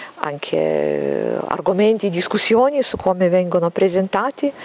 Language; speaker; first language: Italian; non-native, fluent; Lithuanian